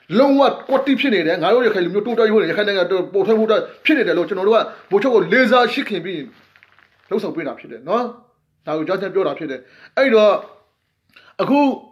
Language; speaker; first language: Burmese; non-native, local second language; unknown